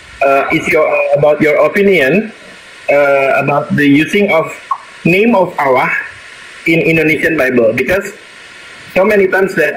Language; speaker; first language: English; non-native, learner; Indonesian